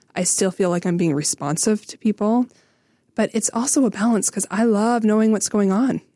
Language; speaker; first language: English; native; English